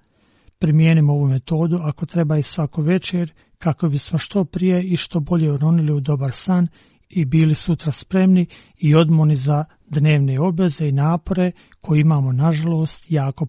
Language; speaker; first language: Croatian; non-native, fluent; Chinese